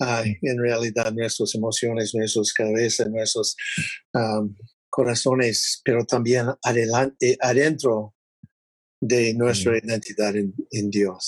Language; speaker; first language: Spanish; non-native, fluent; English